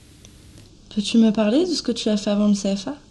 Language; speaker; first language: French; native; French